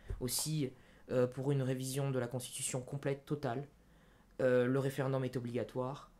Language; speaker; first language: French; native; French